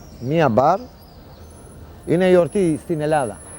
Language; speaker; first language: Greek; non-native, learner; Italian